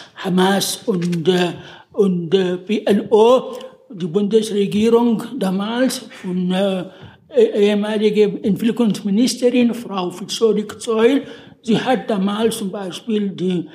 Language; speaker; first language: German; non-native, learner; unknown